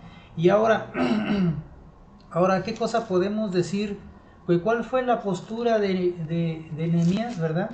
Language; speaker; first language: Spanish; native; Spanish